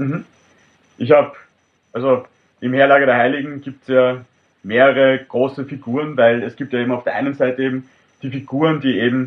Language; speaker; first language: German; native; German